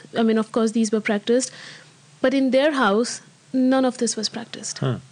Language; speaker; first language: English; non-native, local second language; Hindi